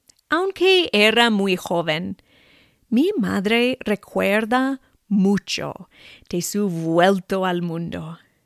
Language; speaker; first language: Spanish; non-native, fluent; English